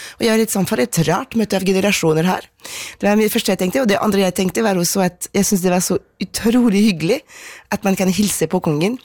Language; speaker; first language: Norwegian; non-native, fluent; French